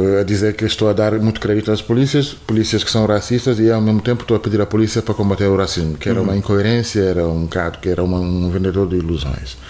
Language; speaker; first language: Portuguese; non-native, fluent; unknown